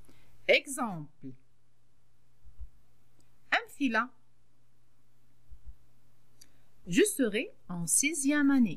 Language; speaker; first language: French; non-native, local second language; Arabic